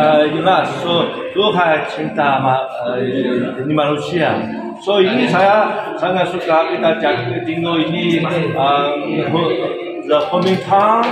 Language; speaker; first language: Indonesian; non-native, learner; Chinese